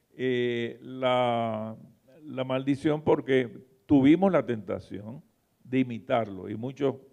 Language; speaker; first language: Spanish; native; Spanish